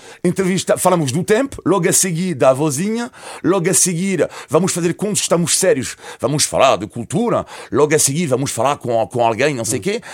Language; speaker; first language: Portuguese; non-native, fluent; French